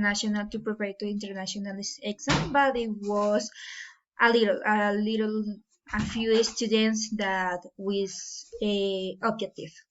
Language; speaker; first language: English; non-native, learner; Spanish